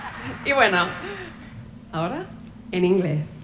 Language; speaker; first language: Spanish; non-native, fluent; English